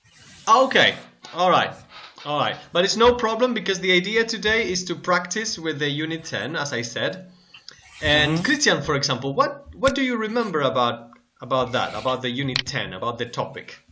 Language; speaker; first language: English; non-native, fluent; Spanish